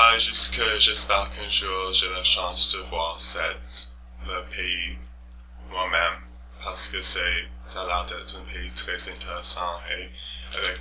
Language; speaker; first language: French; non-native, learner; English